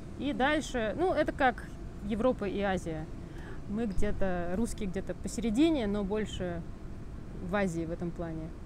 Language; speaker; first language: Russian; native; Russian